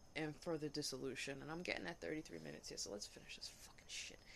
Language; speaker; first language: English; native; English